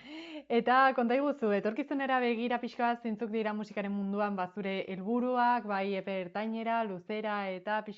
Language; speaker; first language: Basque; native; Basque